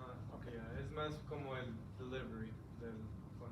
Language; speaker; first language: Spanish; early bilingual, heritage; Spanish